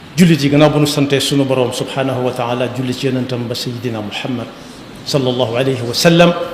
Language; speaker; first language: Wolof; native; Wolof